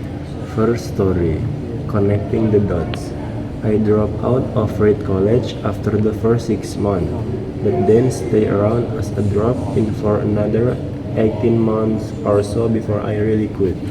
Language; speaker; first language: English; non-native, learner; Indonesian